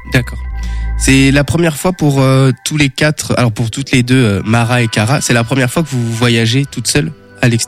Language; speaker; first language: French; native; French